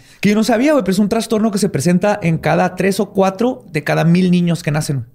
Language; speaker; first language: Spanish; native; Spanish